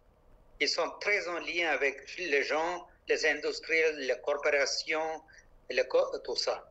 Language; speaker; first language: French; non-native, local second language; Malayalam